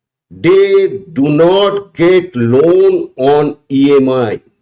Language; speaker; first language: English; non-native, local second language; Bangla